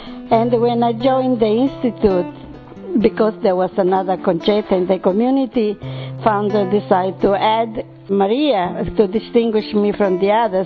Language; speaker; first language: English; non-native, fluent; Italian